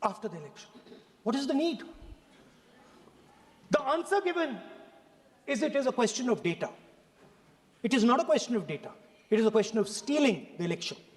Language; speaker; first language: English; non-native, local second language; Hindi